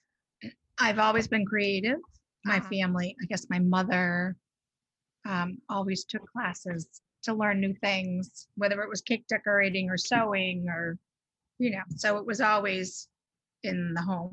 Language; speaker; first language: English; native; English